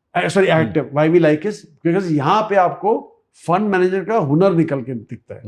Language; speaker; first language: Hindi; non-native, local second language; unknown